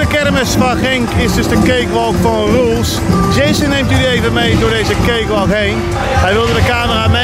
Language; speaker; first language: Dutch; native; Dutch